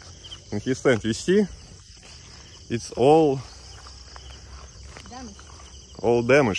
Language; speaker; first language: English; non-native, learner; Russian